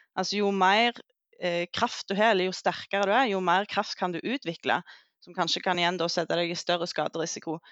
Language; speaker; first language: Norwegian; native; Norwegian